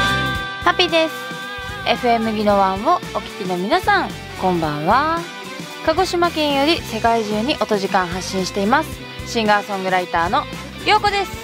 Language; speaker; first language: Japanese; native; Japanese